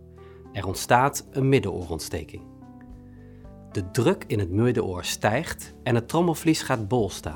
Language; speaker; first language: Dutch; native; Dutch